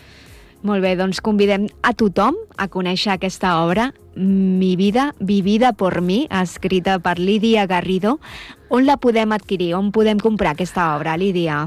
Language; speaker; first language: Catalan; native; Catalan